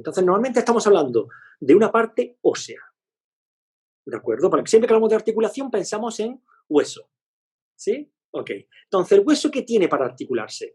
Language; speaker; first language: Spanish; native; Spanish